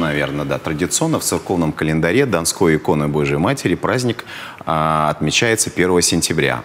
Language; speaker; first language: Russian; native; Russian